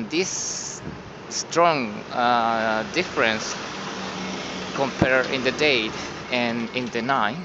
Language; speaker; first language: English; non-native, learner; Spanish